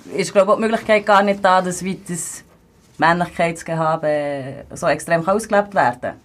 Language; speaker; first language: German; native; German